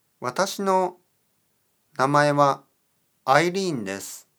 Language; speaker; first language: Japanese; non-native, learner; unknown